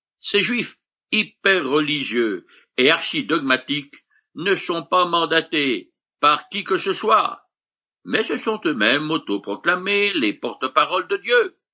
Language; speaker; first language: French; native; French